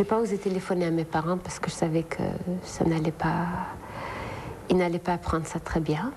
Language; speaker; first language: French; non-native, local second language; Arabic